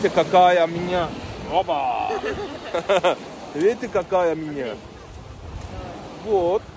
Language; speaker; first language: Russian; non-native, learner; Turkish